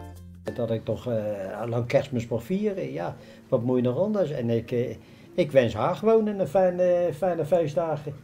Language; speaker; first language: Dutch; native; Dutch